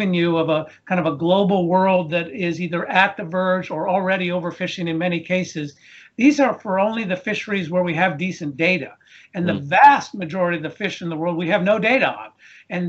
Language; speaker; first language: English; native; English